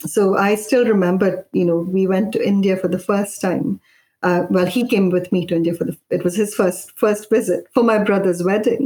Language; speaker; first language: English; non-native, local second language; Malayalam